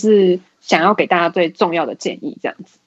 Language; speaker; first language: Chinese; native; Chinese